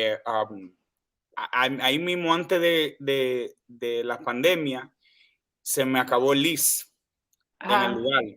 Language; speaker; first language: Spanish; early bilingual, heritage; Spanish